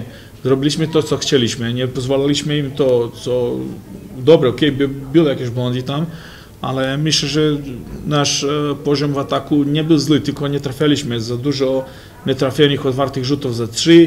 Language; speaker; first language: Polish; non-native, fluent; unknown